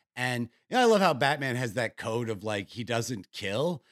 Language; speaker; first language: English; native; English